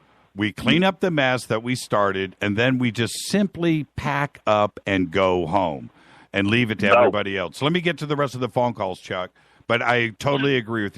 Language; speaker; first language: English; native; English